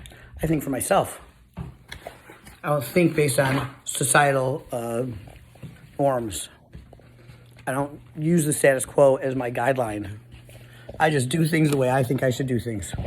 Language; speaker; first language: English; native; English